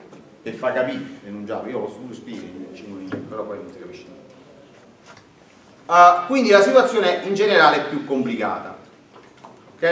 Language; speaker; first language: Italian; native; Italian